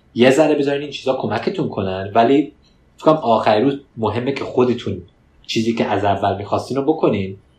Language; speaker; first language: Persian; early bilingual, heritage; Persian